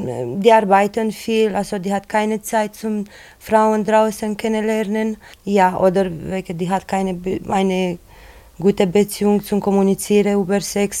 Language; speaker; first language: German; non-native, learner; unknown